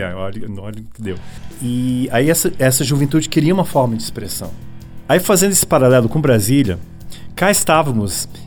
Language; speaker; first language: Portuguese; early bilingual, other home language; English